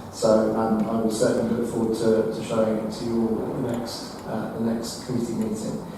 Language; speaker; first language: English; native; English